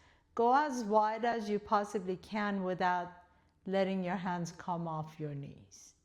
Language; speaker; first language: English; native; English